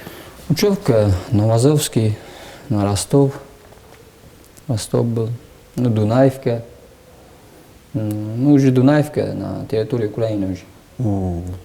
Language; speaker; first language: Russian; non-native, local second language; Uzbek